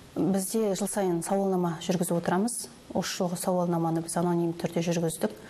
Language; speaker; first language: Kazakh; native; Kazakh